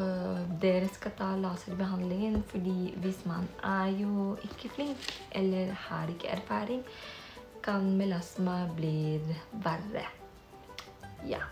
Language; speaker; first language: Norwegian; non-native, fluent; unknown